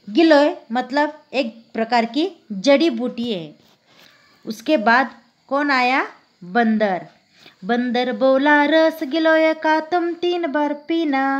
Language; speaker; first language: Hindi; non-native, local second language; Marathi